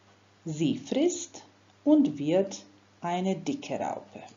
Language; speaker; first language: German; non-native, fluent; Croatian